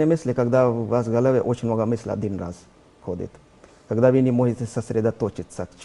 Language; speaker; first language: Russian; non-native, learner; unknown